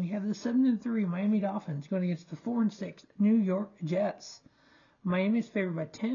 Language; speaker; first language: English; native; English